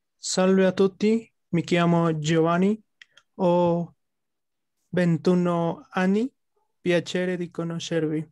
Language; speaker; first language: Italian; non-native, learner; Spanish